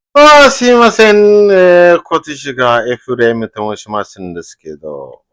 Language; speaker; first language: Japanese; non-native, fluent; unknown